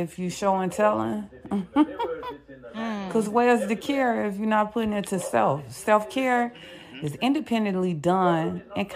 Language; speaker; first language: English; native; English